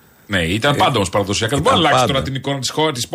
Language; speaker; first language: Greek; native; Greek